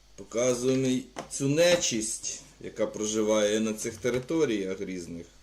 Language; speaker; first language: Ukrainian; native; Ukrainian